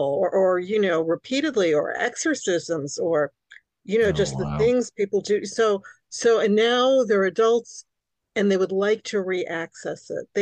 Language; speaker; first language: English; early bilingual, other home language; Hungarian